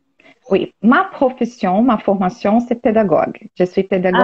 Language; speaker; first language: French; non-native, learner; Portuguese